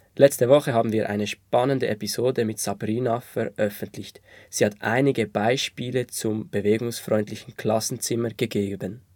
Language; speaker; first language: German; native; German